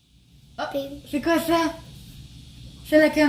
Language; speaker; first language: French; native; French